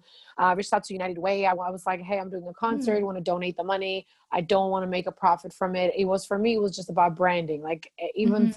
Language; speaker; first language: English; non-native, fluent; Albanian